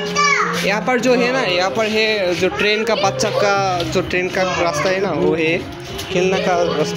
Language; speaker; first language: Hindi; non-native, learner; Bangla